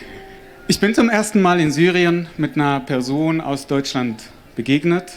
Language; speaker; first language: German; non-native, fluent; Arabic